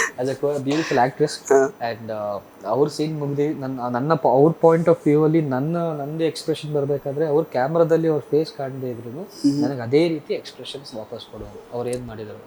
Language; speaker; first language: Kannada; native; Kannada